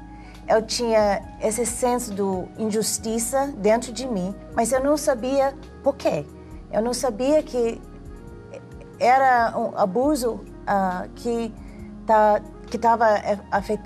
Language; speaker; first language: Portuguese; non-native, fluent; English